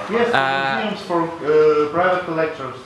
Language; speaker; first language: English; non-native, local second language; Latvian